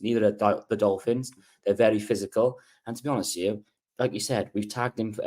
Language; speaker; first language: English; native; English